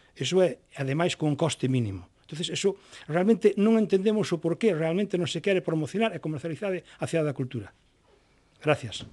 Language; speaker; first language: Galician; non-native, local second language; Spanish